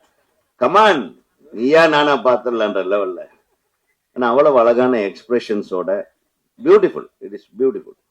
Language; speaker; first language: Tamil; native; Tamil